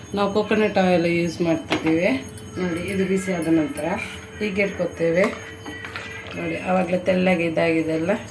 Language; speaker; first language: Kannada; non-native, local second language; Tulu